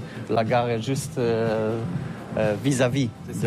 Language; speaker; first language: French; non-native, learner; Polish